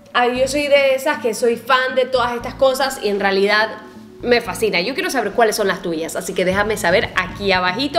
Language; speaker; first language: Spanish; native; Spanish